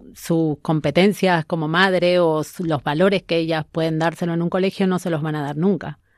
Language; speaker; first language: Spanish; native; Spanish